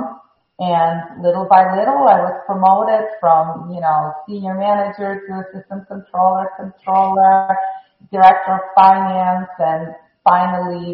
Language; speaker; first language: English; non-native, fluent; Russian